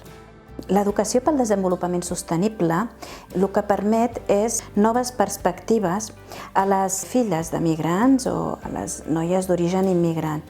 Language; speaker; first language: Catalan; early bilingual, other home language; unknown